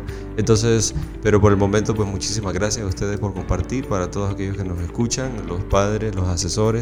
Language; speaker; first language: Spanish; native; Spanish